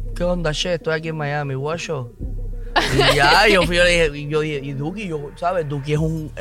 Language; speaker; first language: Spanish; native; Spanish